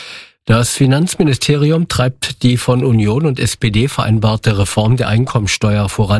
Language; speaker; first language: German; native; German